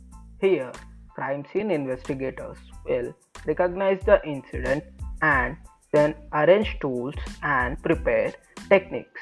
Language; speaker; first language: English; non-native, local second language; Telugu